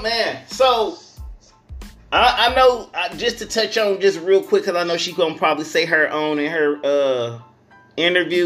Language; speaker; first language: English; native; English